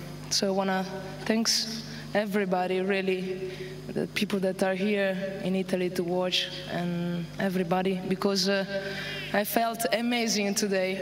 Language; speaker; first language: English; non-native, learner; Italian